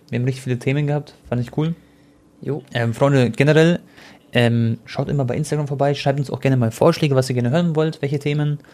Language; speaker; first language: German; early bilingual, other home language; Croatian